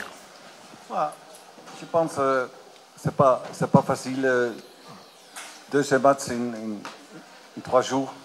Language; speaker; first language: French; non-native, learner; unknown